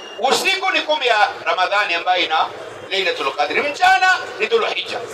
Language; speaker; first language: Swahili; native; Swahili